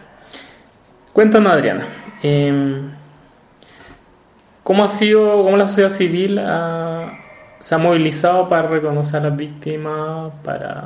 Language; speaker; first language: Spanish; native; Spanish